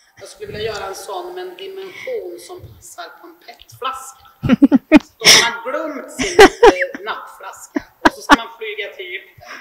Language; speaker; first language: Swedish; native; Swedish